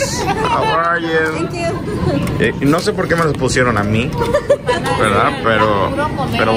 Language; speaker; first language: Spanish; native; Spanish